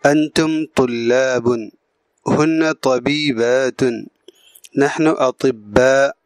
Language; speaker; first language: Arabic; non-native, fluent; Urdu